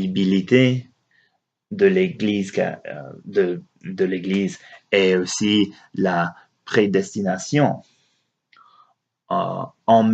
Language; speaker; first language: French; non-native, learner; English